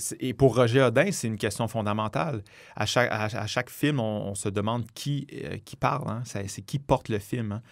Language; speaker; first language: French; native; French